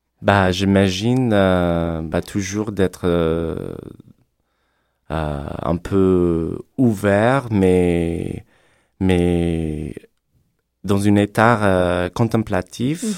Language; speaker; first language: French; non-native, fluent; English